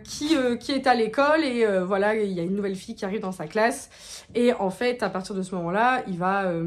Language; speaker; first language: French; native; French